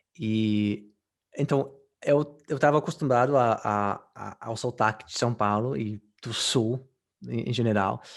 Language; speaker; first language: Portuguese; non-native, fluent; English